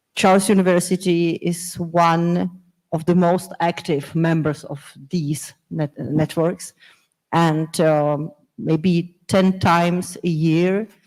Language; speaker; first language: English; non-native, fluent; Czech